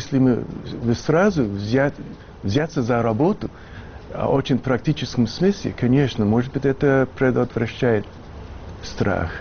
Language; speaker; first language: Russian; non-native, fluent; English